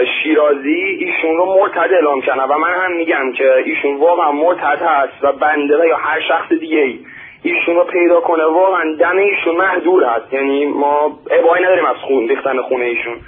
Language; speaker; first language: Persian; native; Persian